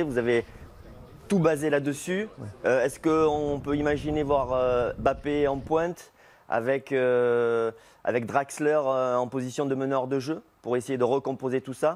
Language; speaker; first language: French; native; French